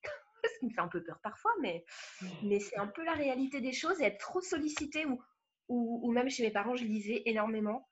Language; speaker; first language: French; native; French